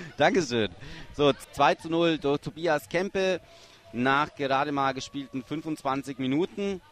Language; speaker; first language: German; native; German